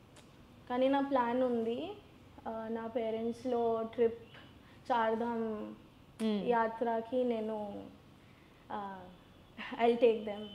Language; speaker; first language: Telugu; non-native, learner; Gujarati